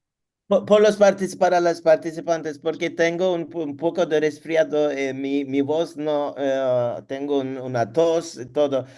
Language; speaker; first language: Spanish; non-native, learner; Turkish